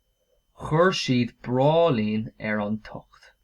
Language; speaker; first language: Irish; non-native, local second language; English